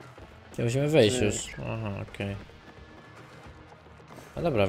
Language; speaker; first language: Polish; native; Polish